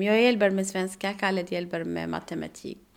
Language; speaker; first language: Swedish; non-native, learner; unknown